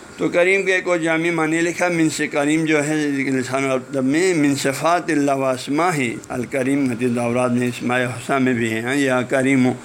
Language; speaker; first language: Urdu; non-native, local second language; Balti